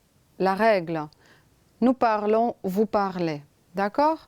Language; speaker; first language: French; non-native, fluent; Romanian